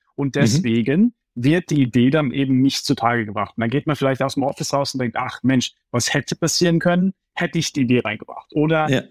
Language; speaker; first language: German; native; German